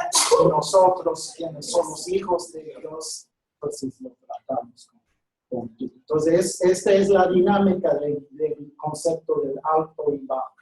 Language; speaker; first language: Spanish; non-native, fluent; English